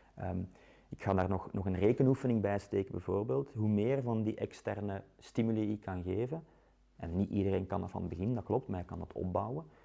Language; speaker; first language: Dutch; native; Dutch